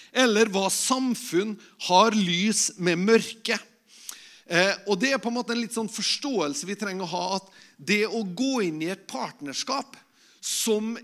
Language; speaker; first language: Norwegian; native; Norwegian